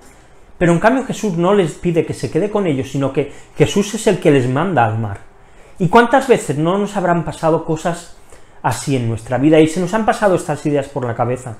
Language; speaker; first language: Spanish; native; Spanish